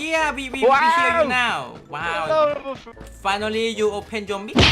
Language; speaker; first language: English; non-native, learner; Thai